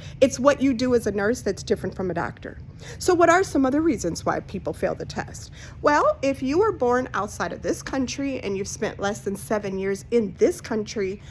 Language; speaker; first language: English; native; English